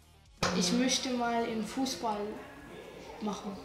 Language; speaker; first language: German; non-native, learner; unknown